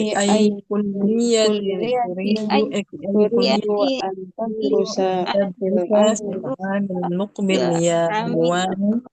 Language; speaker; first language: Arabic; non-native, learner; Indonesian